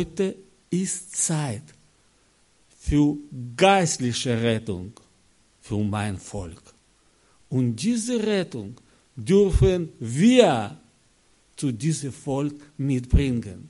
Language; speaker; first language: German; non-native, learner; Russian